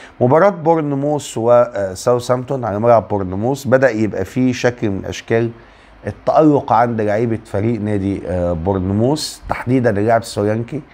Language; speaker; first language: Arabic; native; Arabic